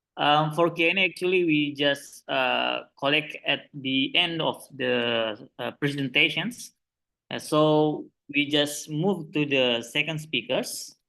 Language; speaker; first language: English; non-native, learner; Indonesian